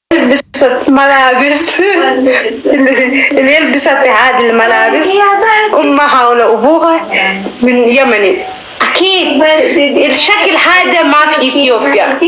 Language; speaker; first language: Arabic; native; Arabic